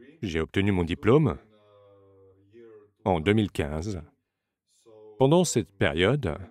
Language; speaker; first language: French; non-native, fluent; Slovenian